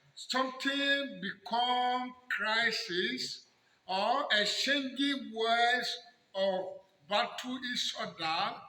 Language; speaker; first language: English; non-native, local second language; Yoruba